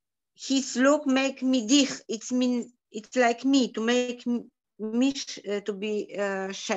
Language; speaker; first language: English; non-native, learner; Polish